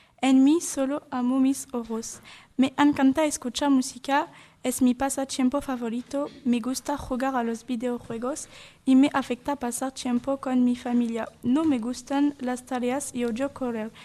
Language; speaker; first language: Spanish; non-native, learner; French